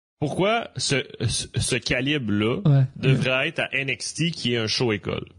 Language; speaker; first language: French; native; French